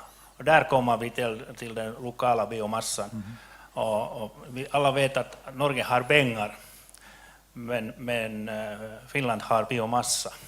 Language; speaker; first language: Swedish; non-native, local second language; Finnish